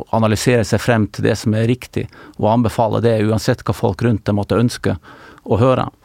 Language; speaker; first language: Norwegian; native; Norwegian